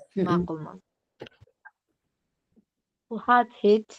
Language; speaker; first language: Dutch; non-native, learner; Uyghur